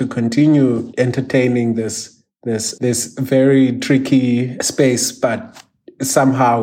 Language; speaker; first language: English; non-native, local second language; Xhosa